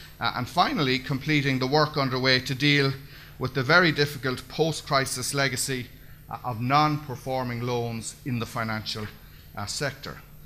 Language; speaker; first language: English; native; English